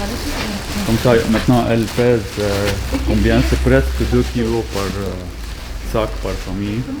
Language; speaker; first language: French; non-native, local second language; Arabic